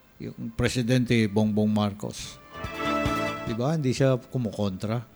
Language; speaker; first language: Filipino; non-native, local second language; Cebuano